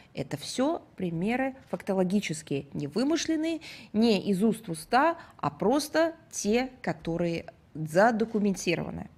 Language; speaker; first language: Russian; native; Russian